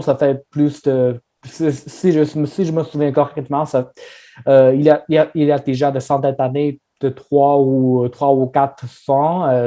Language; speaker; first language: French; non-native, learner; Chinese